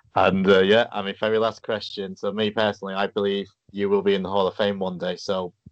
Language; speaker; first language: English; native; English